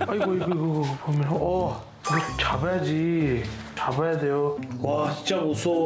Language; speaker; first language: Korean; non-native, learner; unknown